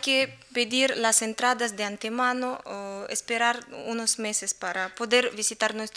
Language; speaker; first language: Spanish; non-native, learner; Russian